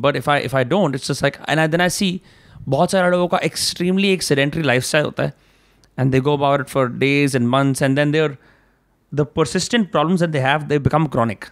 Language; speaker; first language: English; non-native, local second language; Hindi